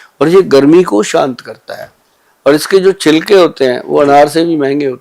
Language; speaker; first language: Hindi; native; Hindi